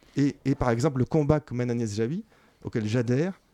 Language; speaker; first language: French; native; French